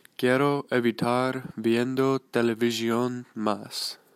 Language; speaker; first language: Spanish; non-native, learner; English